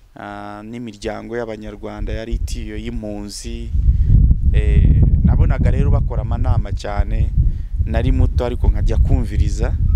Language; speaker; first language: Kinyarwanda; early bilingual, heritage; Kinyarwanda